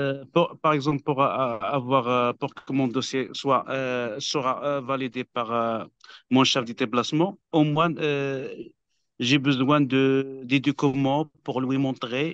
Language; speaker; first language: French; non-native, fluent; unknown